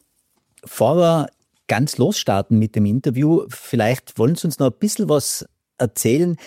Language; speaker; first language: German; native; German